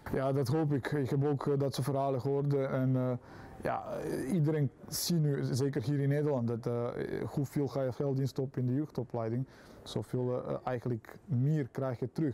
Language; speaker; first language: Dutch; non-native, fluent; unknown